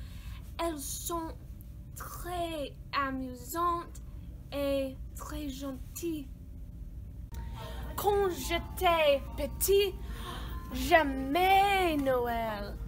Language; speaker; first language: French; non-native, learner; English